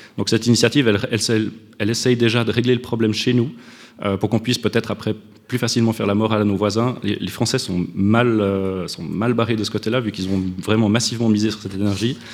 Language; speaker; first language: French; native; French